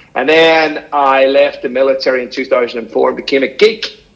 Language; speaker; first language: English; native; English